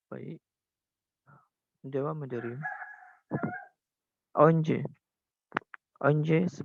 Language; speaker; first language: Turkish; non-native, learner; Indonesian